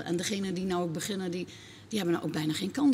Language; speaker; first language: Dutch; native; Dutch